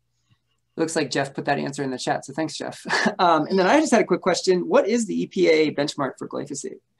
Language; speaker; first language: English; native; English